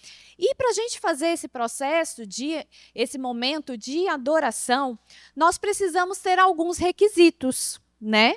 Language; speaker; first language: Portuguese; native; Portuguese